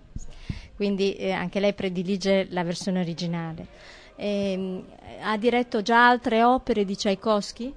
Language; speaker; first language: Italian; native; Italian